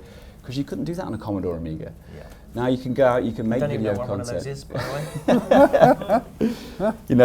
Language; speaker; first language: English; native; English